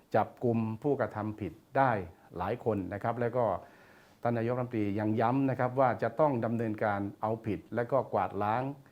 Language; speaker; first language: Thai; native; Thai